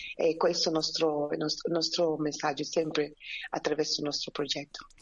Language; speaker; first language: Italian; non-native, fluent; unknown